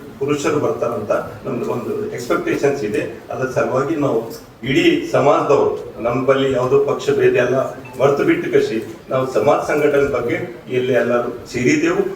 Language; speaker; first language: Kannada; non-native, local second language; Marathi